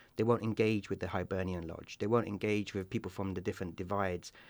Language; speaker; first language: English; native; English